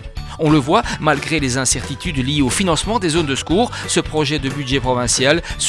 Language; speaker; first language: French; native; French